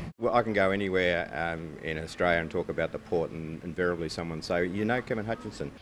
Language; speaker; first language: English; native; English